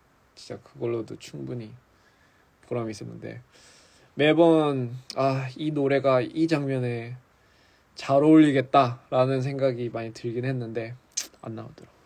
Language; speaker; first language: Korean; early bilingual, heritage; English